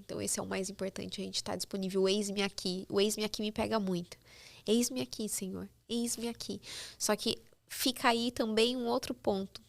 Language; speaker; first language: Portuguese; native; Portuguese